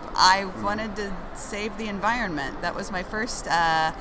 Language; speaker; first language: English; native; English